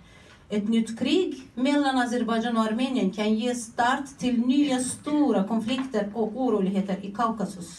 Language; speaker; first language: Swedish; non-native, fluent; Azerbaijani